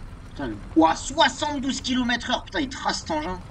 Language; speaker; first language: French; native; French